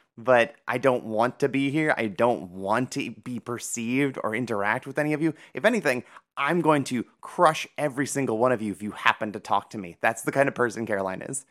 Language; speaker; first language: English; native; English